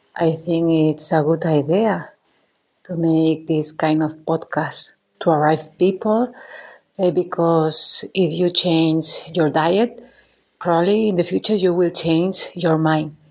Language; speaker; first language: English; non-native, learner; Spanish